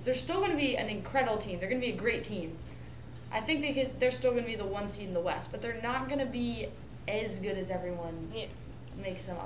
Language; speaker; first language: English; native; English